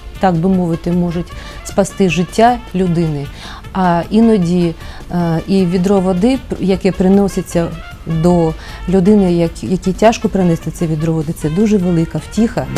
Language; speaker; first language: Ukrainian; non-native, local second language; Russian